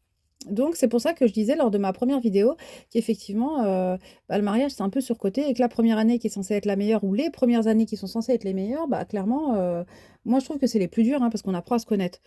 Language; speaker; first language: French; native; French